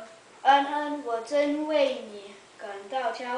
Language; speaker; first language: Chinese; early bilingual, heritage; Chinese